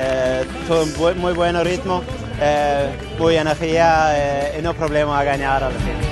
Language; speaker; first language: Spanish; non-native, learner; Danish